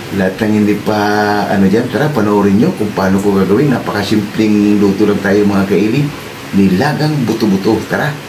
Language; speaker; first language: Filipino; native; Filipino